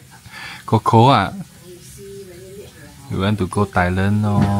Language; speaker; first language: English; non-native, local second language; Chinese